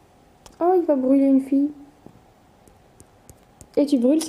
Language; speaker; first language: French; native; French